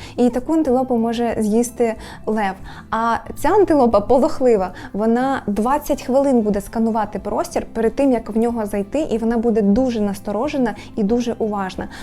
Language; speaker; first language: Ukrainian; native; Ukrainian